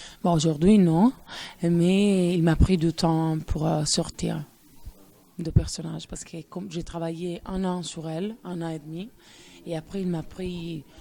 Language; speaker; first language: French; non-native, fluent; Italian